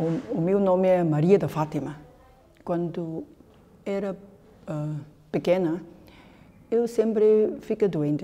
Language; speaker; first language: Portuguese; non-native, local second language; Cantonese